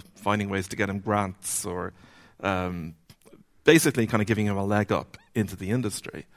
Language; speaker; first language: English; native; English